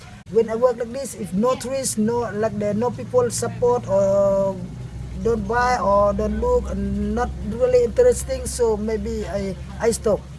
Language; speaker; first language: English; non-native, learner; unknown